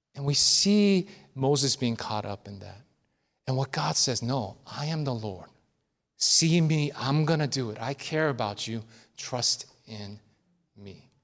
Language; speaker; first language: English; early bilingual, other home language; Korean